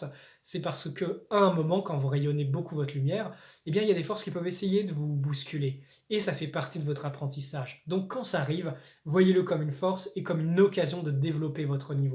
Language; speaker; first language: French; native; French